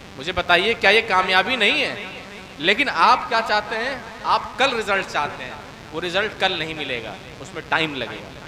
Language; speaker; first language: Hindi; native; Hindi